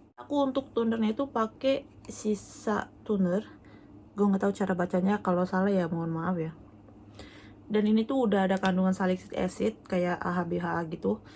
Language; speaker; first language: Indonesian; native; Indonesian